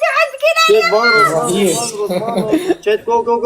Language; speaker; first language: English; non-native, learner; Turkish